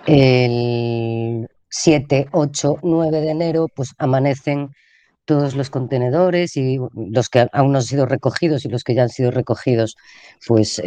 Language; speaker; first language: Spanish; native; Spanish